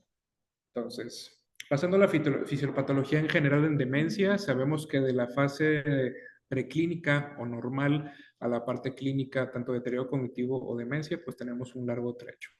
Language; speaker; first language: Spanish; native; Spanish